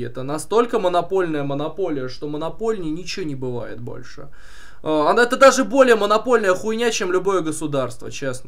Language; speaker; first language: Russian; native; Russian